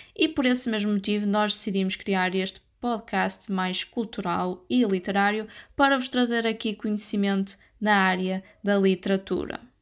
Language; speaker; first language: Portuguese; native; Portuguese